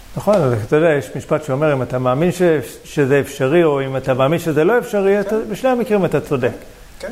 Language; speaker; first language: Hebrew; native; Hebrew